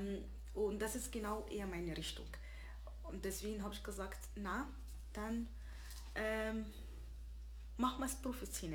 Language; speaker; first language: German; early bilingual, other home language; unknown